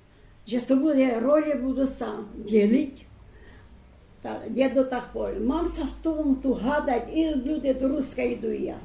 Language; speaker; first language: Slovak; early bilingual, heritage; Slovak